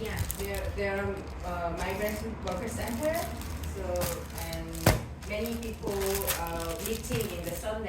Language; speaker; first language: English; non-native, fluent; Korean